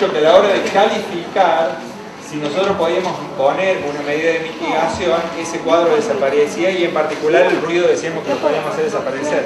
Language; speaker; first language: Spanish; native; Spanish